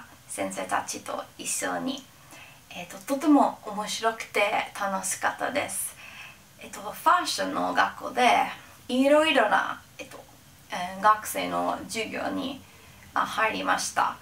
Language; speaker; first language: Japanese; non-native, learner; English